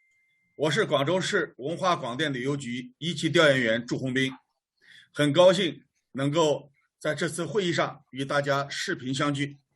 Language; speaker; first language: Chinese; native; Chinese